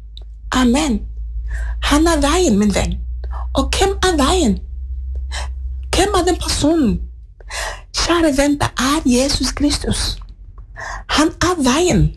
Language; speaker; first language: Norwegian; non-native, fluent; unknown